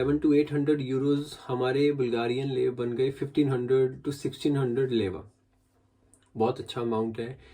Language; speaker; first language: Hindi; native; Hindi